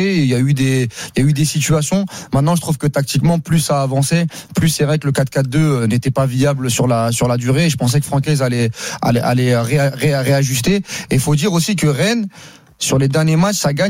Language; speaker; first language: French; native; French